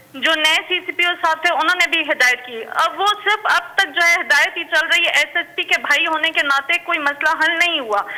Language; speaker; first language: Urdu; native; Urdu